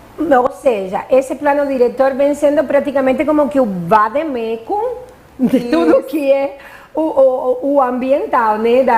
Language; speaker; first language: Portuguese; non-native, fluent; Spanish